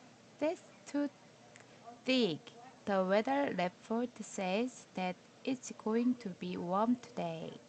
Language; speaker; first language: English; non-native, learner; Korean